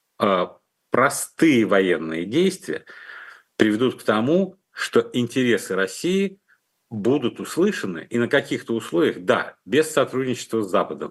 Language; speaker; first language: Russian; native; Russian